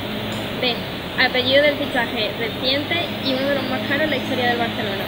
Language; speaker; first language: Spanish; native; Spanish